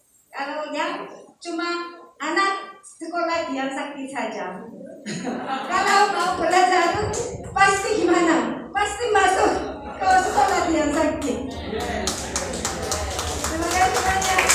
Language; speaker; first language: Indonesian; non-native, learner; Korean